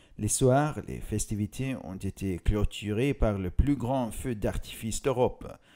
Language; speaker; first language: French; non-native, fluent; Hungarian